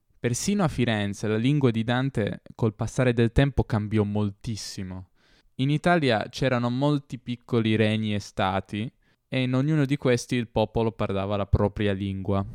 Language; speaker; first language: Italian; native; Italian